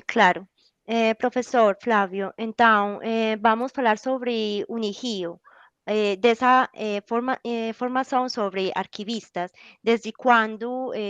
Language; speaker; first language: Portuguese; non-native, learner; Spanish